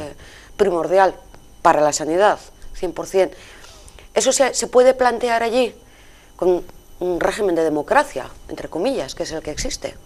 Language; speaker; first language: Spanish; native; Spanish